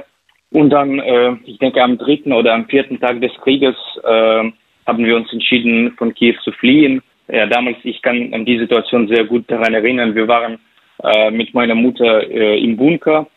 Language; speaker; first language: German; non-native, fluent; Ukrainian